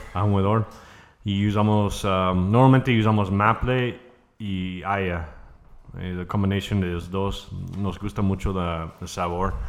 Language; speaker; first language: Spanish; non-native, fluent; English